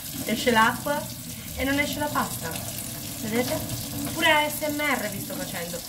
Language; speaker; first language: Italian; native; Italian